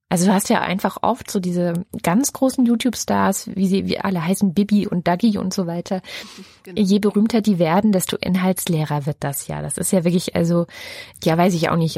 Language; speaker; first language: German; native; German